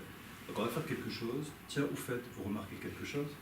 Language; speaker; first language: French; native; French